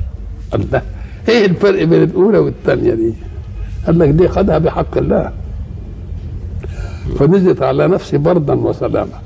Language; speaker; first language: Arabic; native; Arabic